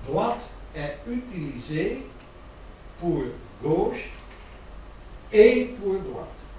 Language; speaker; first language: French; non-native, learner; Dutch